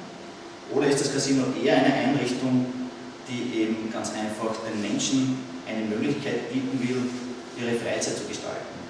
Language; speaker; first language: German; native; German